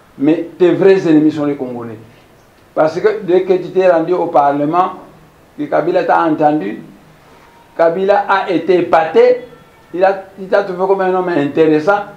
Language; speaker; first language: French; non-native, local second language; Kongo